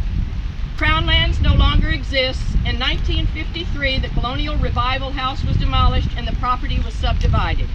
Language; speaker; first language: English; native; English